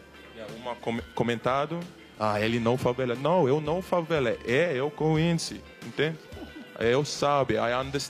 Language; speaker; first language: Portuguese; non-native, learner; Turkish